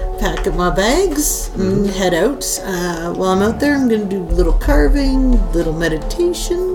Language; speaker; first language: English; native; English